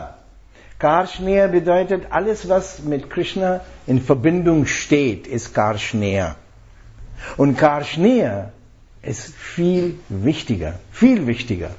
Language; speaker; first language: German; non-native, fluent; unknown